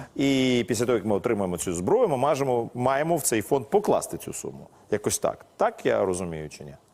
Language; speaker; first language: Ukrainian; native; Ukrainian